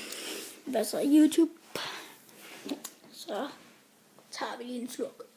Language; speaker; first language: Danish; native; Danish